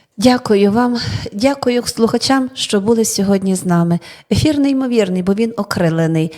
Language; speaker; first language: Ukrainian; native; Ukrainian